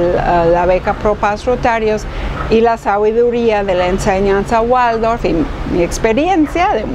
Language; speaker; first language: Spanish; non-native, fluent; English